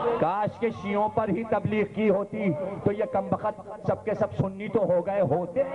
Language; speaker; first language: Urdu; native; Urdu